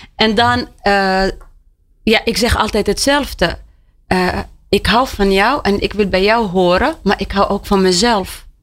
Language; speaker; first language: Dutch; non-native, fluent; Arabic